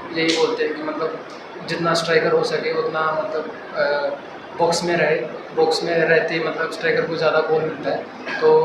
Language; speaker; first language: Hindi; non-native, local second language; Kashmiri